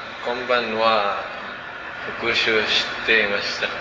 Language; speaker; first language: Japanese; non-native, learner; Cebuano